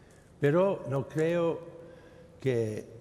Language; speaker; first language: Spanish; non-native, fluent; English